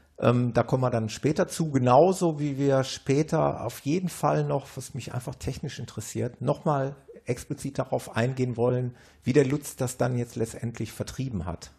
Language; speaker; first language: German; native; German